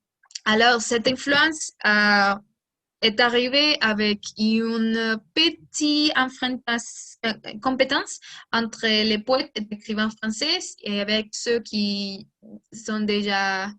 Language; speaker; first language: French; non-native, learner; Spanish